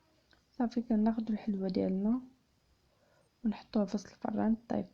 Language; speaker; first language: Arabic; native; Arabic